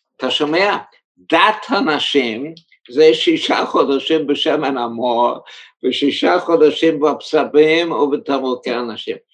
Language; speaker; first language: Hebrew; early bilingual, heritage; German